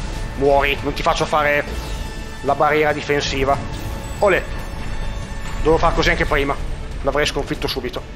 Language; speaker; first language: Italian; native; Italian